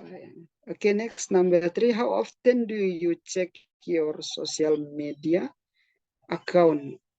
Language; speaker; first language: English; non-native, learner; Indonesian